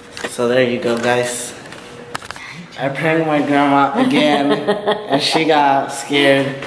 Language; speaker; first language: English; early bilingual, other home language; Spanish